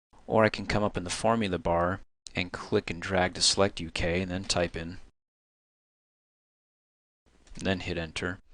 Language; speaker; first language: English; native; English